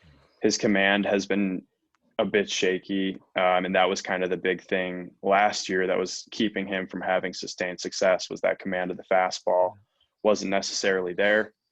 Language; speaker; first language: English; native; English